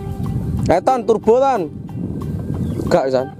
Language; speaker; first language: Indonesian; non-native, local second language; Javanese